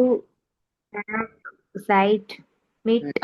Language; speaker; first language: German; non-native, learner; Tamil